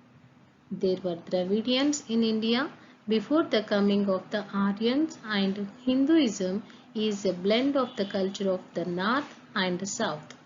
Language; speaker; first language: English; non-native, local second language; Telugu